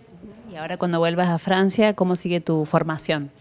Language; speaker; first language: Spanish; native; Spanish